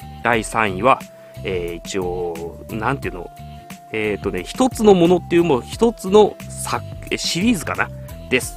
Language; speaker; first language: Japanese; native; Japanese